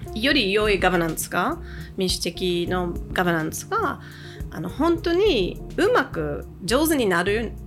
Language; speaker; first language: Japanese; non-native, fluent; English